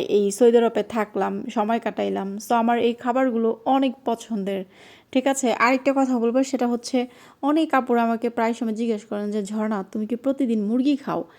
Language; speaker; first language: Bangla; native; Bangla